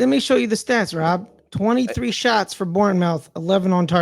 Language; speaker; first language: English; native; English